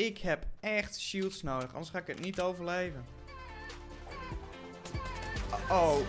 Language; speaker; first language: Dutch; native; Dutch